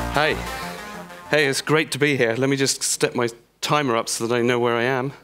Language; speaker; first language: English; native; English